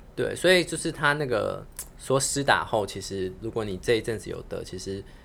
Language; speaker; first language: Chinese; native; Chinese